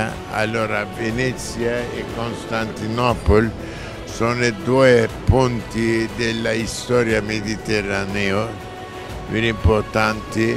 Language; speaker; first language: Italian; non-native, learner; Turkish